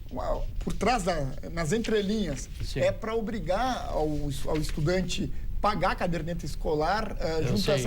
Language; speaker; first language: Portuguese; native; Portuguese